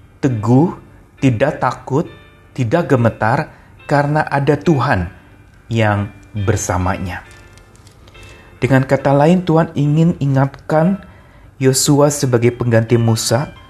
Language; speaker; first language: Indonesian; native; Indonesian